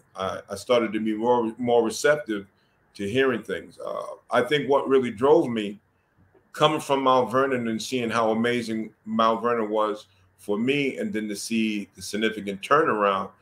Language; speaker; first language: English; native; English